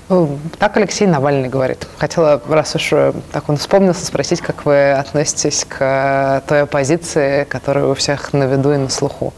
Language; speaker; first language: Russian; native; Russian